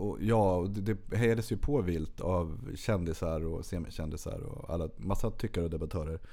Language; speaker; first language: Swedish; native; Swedish